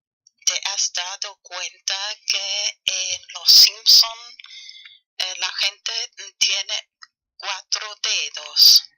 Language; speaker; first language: Spanish; non-native, learner; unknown